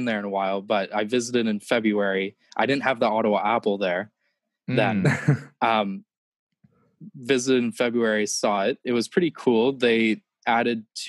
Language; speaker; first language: English; native; English